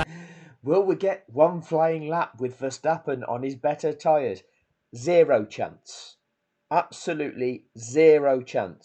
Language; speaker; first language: English; native; English